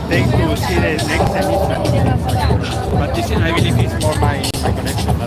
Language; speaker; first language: English; non-native, fluent; Spanish